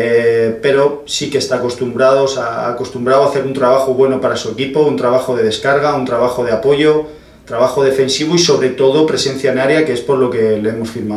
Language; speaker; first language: Spanish; native; Spanish